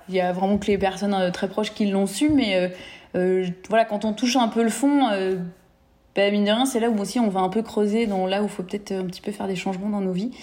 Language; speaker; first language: French; native; French